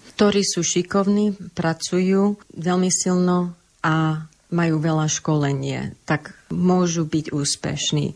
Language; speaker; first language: Slovak; early bilingual, heritage; Slovak